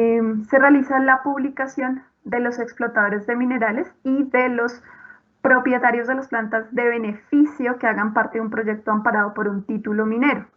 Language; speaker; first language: Spanish; native; Spanish